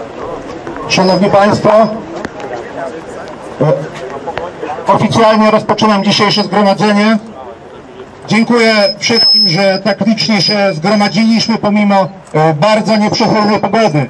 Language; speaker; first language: Polish; native; Polish